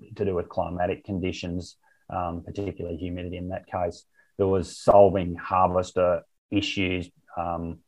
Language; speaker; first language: English; native; English